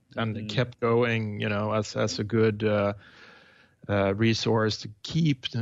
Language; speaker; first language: English; non-native, fluent; Swedish